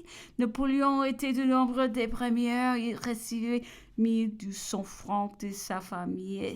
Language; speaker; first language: French; non-native, learner; English